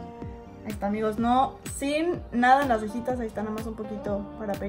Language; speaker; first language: Spanish; native; Spanish